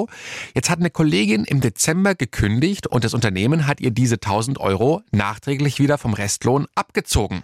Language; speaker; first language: German; native; German